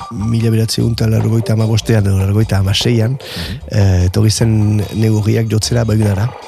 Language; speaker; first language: Basque; native; Basque